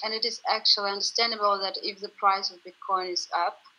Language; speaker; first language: English; non-native, fluent; Russian